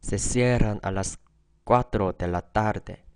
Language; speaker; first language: Spanish; non-native, fluent; Korean